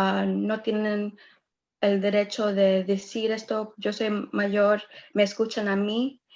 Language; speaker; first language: Spanish; early bilingual, other home language; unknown